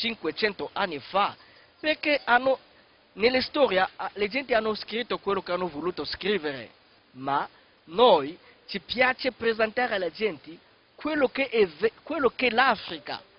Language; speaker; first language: Italian; non-native, fluent; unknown